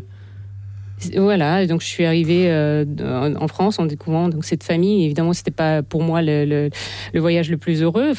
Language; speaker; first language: French; non-native, fluent; Russian